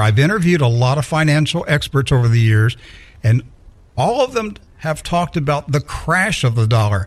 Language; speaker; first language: English; native; English